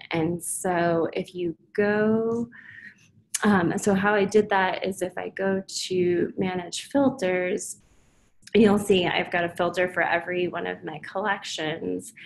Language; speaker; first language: English; native; English